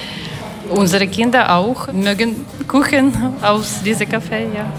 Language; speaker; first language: German; non-native, learner; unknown